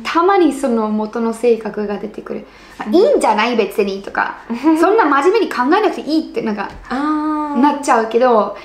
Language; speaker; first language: Japanese; non-native, fluent; English